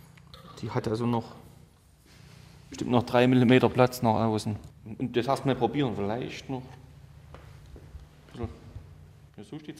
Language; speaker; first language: German; native; German